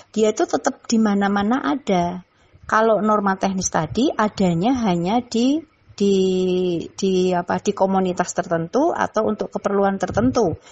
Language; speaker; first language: Indonesian; non-native, local second language; Javanese